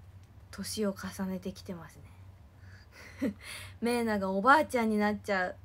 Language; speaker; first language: Japanese; native; Japanese